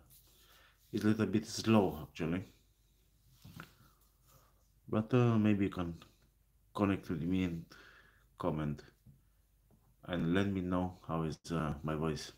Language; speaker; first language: English; non-native, learner; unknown